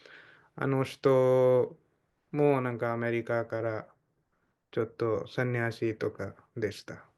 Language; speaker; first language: Japanese; non-native, fluent; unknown